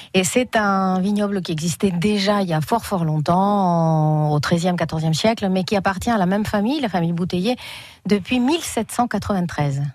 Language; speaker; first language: French; non-native, fluent; Spanish